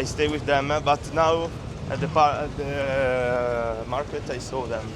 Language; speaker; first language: English; non-native, fluent; Italian